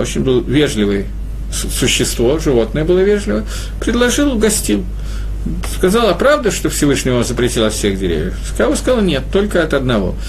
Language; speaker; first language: Russian; native; Russian